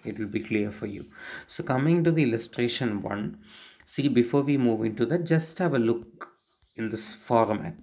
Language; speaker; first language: English; non-native, local second language; Malayalam